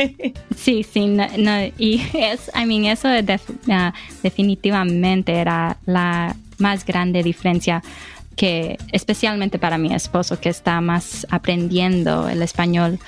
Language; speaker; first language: Spanish; early bilingual, heritage; Spanish